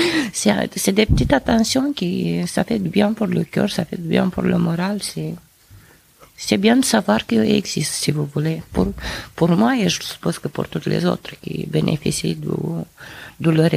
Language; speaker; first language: French; non-native, fluent; Romanian